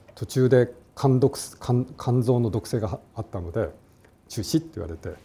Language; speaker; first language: Japanese; native; Japanese